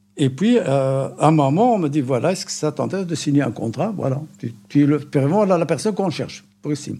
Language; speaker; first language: French; non-native, local second language; Arabic